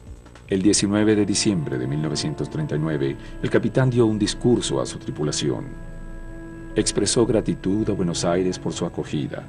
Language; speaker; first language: Spanish; native; Spanish